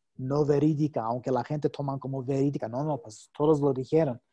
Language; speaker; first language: Spanish; non-native, fluent; English